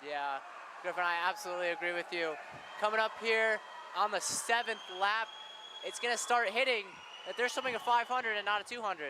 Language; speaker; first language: English; native; English